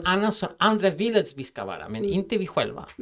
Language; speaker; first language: Swedish; non-native, fluent; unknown